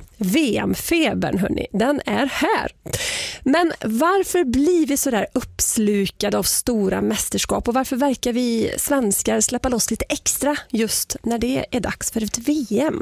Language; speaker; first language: Swedish; native; Swedish